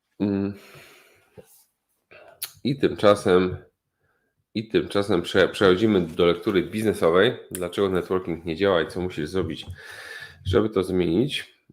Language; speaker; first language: Polish; native; Polish